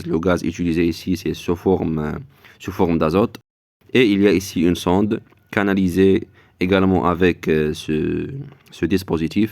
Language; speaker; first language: French; non-native, local second language; Arabic